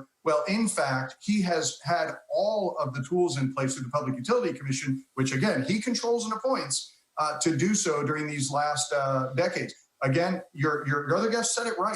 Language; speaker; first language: English; native; English